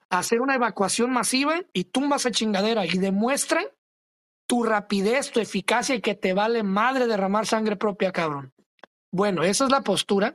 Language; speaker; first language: Spanish; early bilingual, other home language; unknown